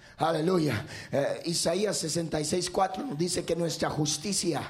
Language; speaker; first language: Spanish; native; Spanish